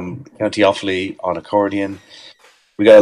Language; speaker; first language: English; native; English